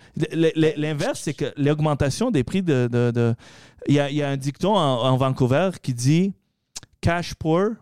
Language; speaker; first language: French; early bilingual, other home language; Arabic